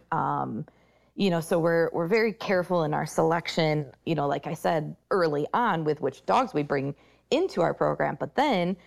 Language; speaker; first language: English; native; English